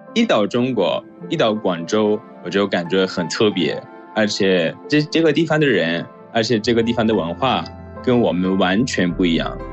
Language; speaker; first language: Chinese; non-native, fluent; Persian